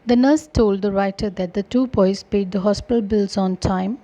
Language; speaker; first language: English; non-native, local second language; Punjabi